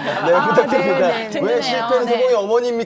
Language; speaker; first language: Korean; native; Korean